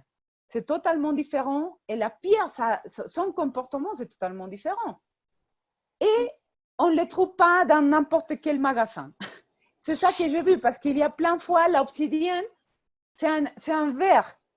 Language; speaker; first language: French; non-native, fluent; Spanish